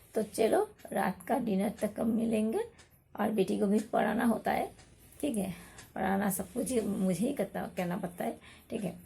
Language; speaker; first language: Hindi; non-native, local second language; Bangla